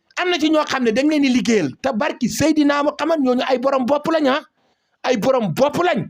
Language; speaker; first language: Wolof; native; Wolof